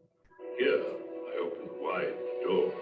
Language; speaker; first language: English; native; English